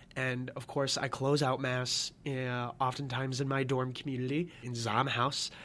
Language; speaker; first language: English; native; English